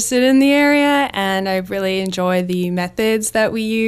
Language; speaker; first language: English; native; English